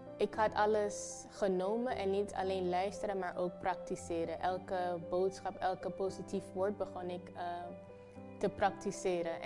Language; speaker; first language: Dutch; non-native, local second language; Papiamento